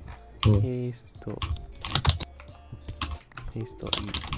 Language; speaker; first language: Japanese; non-native, learner; Chinese